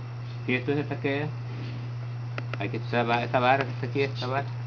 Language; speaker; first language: Spanish; native; Spanish